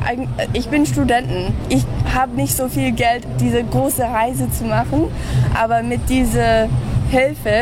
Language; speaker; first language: German; early bilingual, heritage; German